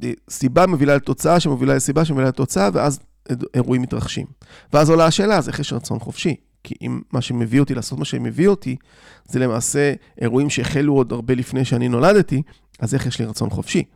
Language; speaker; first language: Hebrew; native; Hebrew